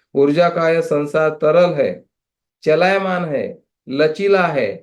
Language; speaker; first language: Hindi; non-native, local second language; Marathi